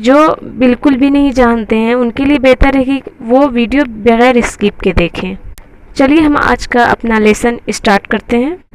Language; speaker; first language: Hindi; native; Hindi